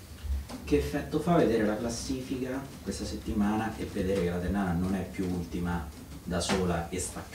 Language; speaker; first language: Italian; native; Italian